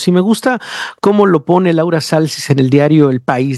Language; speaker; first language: Spanish; native; Spanish